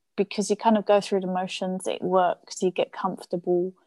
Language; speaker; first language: English; non-native, fluent; German